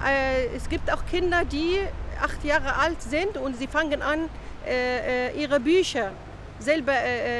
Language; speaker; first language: German; non-native, fluent; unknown